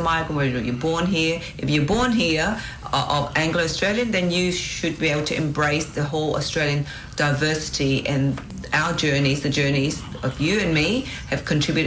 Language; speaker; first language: English; non-native, local second language; Vietnamese